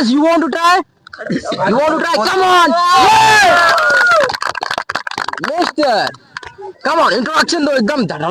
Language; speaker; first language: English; non-native, fluent; Hindi